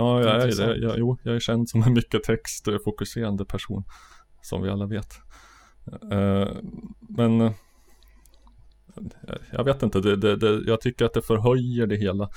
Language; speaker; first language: Swedish; native; Swedish